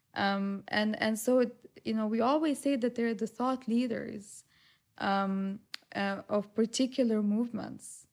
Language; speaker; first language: English; non-native, fluent; Lithuanian